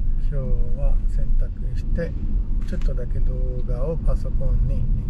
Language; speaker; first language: Japanese; non-native, fluent; Urdu